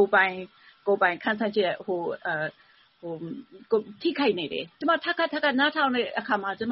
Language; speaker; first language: Burmese; non-native, fluent; English